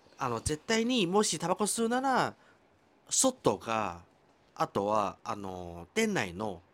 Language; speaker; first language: Japanese; non-native, fluent; Chinese